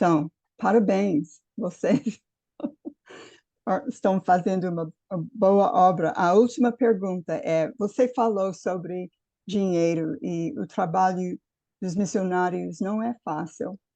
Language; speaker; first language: Portuguese; non-native, fluent; English